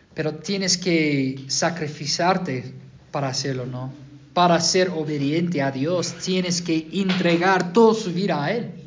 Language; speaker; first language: Spanish; non-native, fluent; English